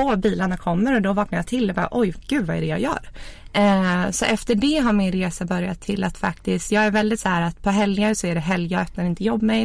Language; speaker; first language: Swedish; native; Swedish